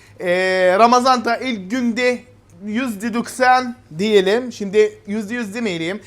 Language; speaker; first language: Turkish; non-native, fluent; Arabic